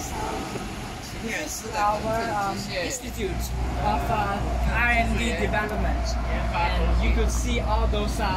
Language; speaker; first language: English; non-native, learner; Chinese